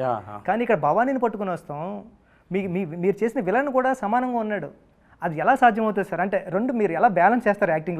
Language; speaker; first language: Telugu; native; Telugu